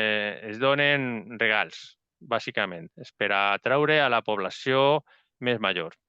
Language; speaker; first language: Catalan; non-native, local second language; Spanish